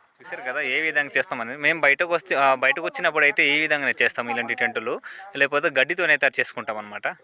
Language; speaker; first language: Telugu; native; Telugu